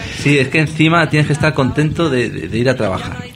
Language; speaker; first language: Spanish; native; Spanish